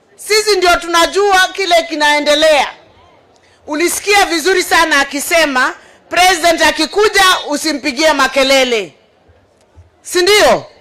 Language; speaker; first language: Swahili; non-native, local second language; Kikuyu